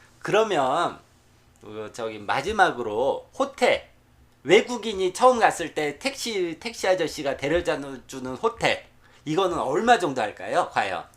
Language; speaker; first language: Korean; native; Korean